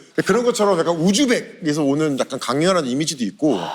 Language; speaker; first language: Korean; native; Korean